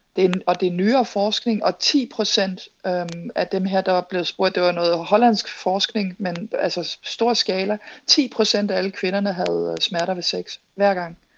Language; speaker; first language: Danish; native; Danish